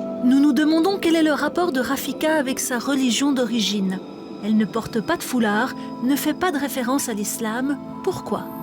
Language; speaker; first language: French; native; French